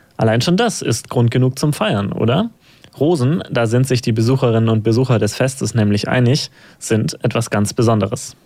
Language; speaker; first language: German; native; German